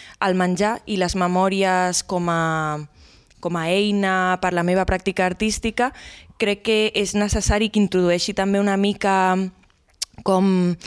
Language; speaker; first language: Catalan; non-native, local second language; Spanish